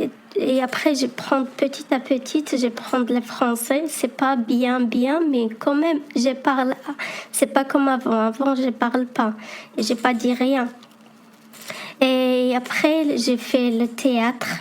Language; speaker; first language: French; non-native, learner; Arabic